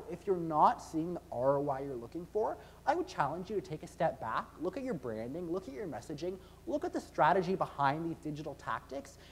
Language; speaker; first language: English; native; English